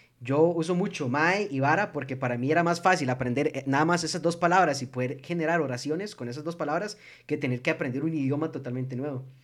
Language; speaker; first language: Spanish; early bilingual, heritage; English